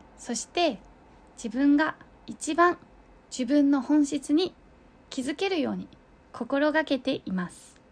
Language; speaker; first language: Japanese; early bilingual, other home language; Chinese